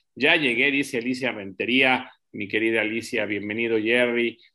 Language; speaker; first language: Spanish; native; Spanish